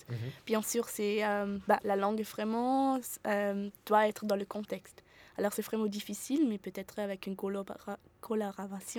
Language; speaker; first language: French; non-native, fluent; German